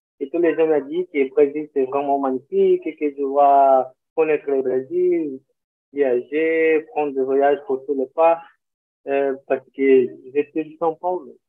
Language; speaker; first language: French; non-native, learner; Portuguese